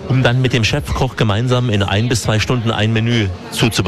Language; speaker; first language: German; native; German